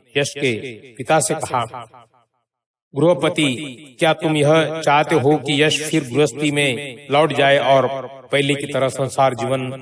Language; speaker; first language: Hindi; non-native, local second language; Marathi